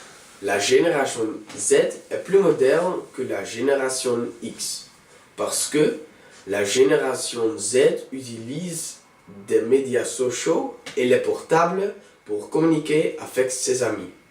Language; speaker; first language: French; non-native, learner; Dutch